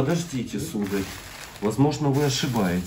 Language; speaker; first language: Russian; native; Russian